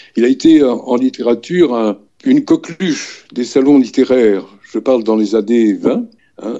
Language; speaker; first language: French; native; French